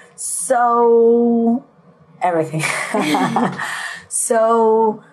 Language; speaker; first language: English; early bilingual, other home language; Spanish